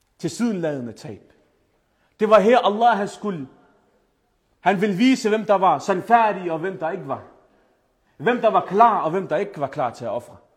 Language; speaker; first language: Danish; early bilingual, other home language; Arabic